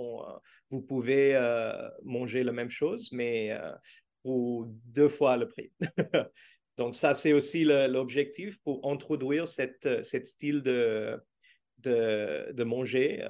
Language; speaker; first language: French; non-native, learner; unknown